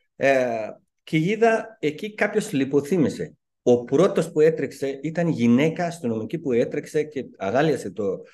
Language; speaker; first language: Greek; non-native, fluent; Persian